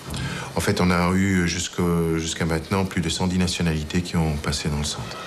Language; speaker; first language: French; native; French